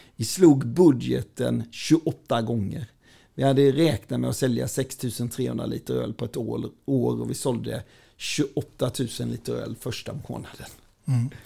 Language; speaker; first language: Swedish; native; Swedish